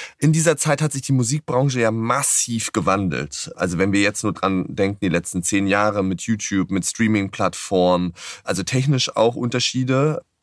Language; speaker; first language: German; native; German